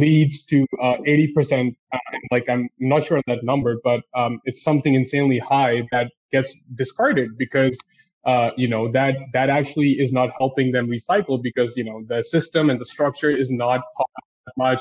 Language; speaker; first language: English; non-native, local second language; Urdu